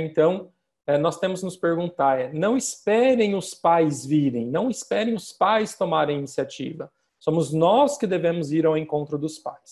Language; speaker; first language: Portuguese; native; Portuguese